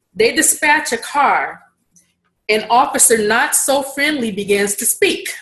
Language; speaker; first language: English; native; English